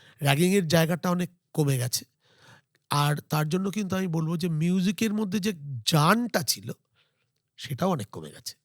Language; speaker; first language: Bangla; native; Bangla